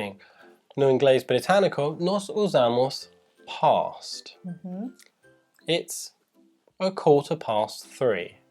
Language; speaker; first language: Portuguese; non-native, fluent; English